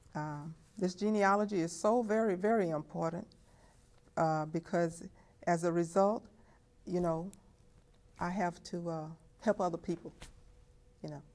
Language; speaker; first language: English; native; English